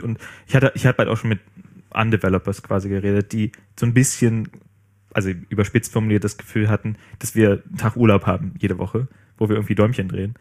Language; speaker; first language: German; native; German